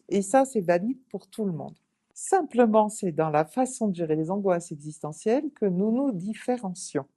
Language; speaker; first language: French; native; French